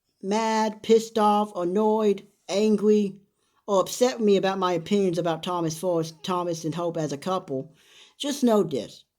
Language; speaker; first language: English; native; English